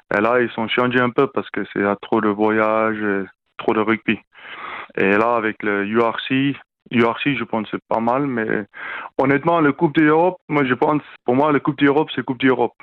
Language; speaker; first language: French; non-native, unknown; Afrikaans